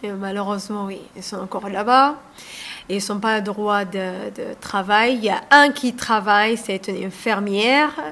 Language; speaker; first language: French; non-native, learner; Somali